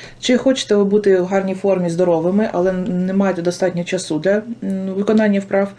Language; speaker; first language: Ukrainian; native; Ukrainian